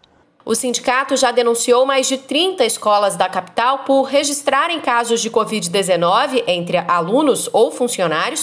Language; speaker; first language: Portuguese; native; Portuguese